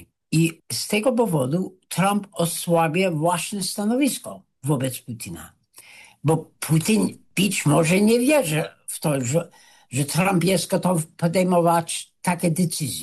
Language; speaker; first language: Polish; non-native, fluent; English